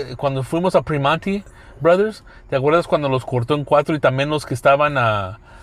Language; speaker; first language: Spanish; early bilingual, other home language; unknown